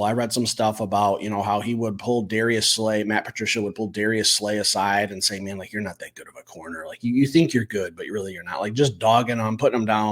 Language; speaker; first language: English; native; English